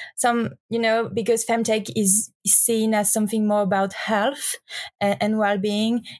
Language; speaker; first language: English; non-native, fluent; French